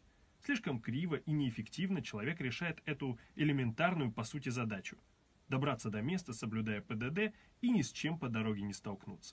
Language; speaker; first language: Russian; native; Russian